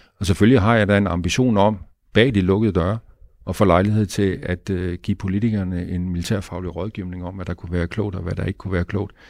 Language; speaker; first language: Danish; native; Danish